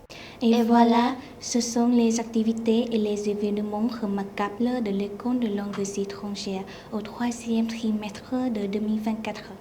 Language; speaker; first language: French; non-native, fluent; Vietnamese